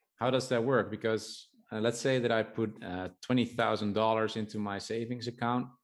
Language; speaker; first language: English; non-native, fluent; Dutch